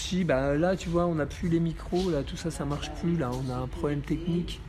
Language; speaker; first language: French; native; French